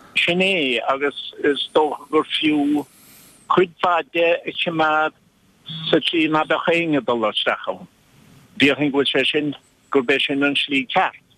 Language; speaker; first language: Irish; native; Irish